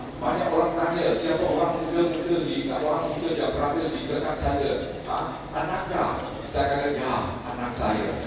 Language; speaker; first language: Malay; non-native, local second language; Chinese